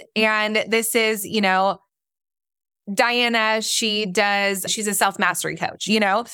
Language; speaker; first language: English; native; English